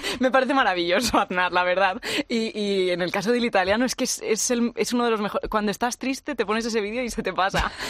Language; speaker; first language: Spanish; native; Spanish